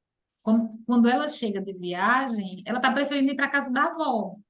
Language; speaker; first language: Portuguese; native; Portuguese